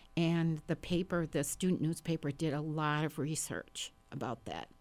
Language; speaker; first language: English; native; English